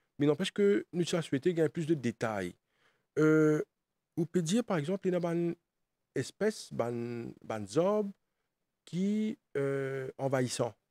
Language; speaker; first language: French; non-native, local second language; Morisyen